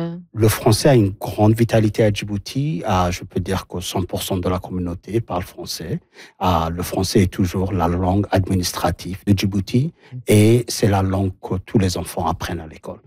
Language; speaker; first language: French; non-native, local second language; Somali